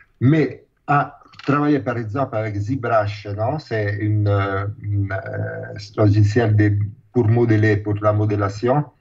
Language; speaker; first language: French; non-native, fluent; Italian